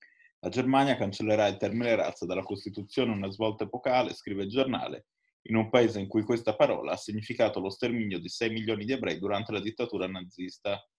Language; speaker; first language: Italian; native; Italian